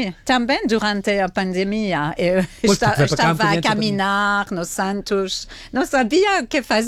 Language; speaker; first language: Portuguese; non-native, fluent; French